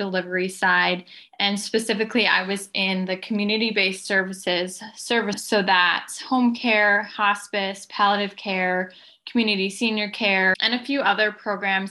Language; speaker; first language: English; native; English